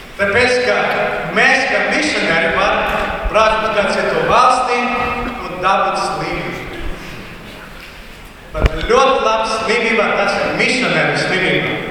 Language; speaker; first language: Latvian; non-native, learner; Portuguese